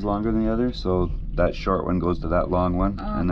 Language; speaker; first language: English; native; English